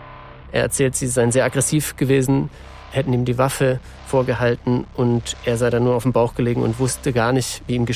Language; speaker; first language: German; native; German